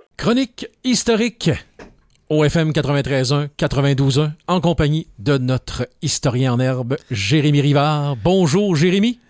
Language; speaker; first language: French; native; French